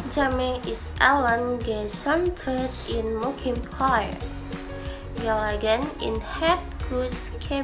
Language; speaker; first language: Dutch; non-native, learner; Indonesian